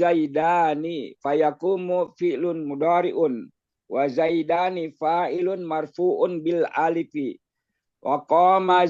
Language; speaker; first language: Arabic; non-native, learner; Indonesian